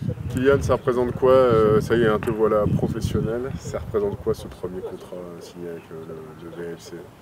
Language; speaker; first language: French; native; French